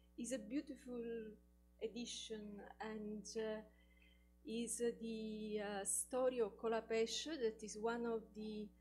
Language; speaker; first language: English; non-native, fluent; Italian